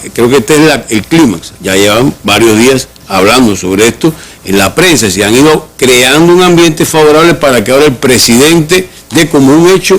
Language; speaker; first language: Spanish; native; Spanish